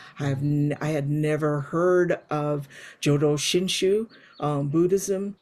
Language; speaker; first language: English; native; English